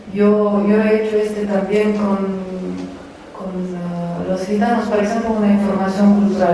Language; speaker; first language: Spanish; non-native, fluent; Romanian